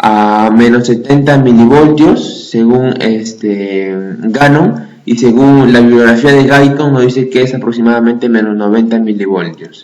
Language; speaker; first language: Spanish; native; Spanish